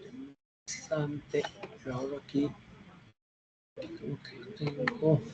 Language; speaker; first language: Spanish; native; Spanish